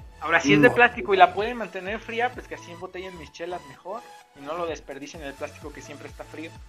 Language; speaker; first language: Spanish; native; Spanish